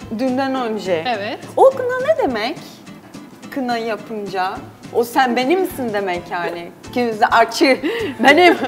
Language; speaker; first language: Turkish; non-native, learner; Portuguese